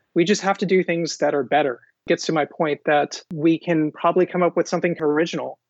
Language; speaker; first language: English; early bilingual, other home language; Hindi